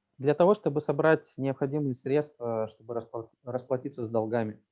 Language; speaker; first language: Russian; native; Russian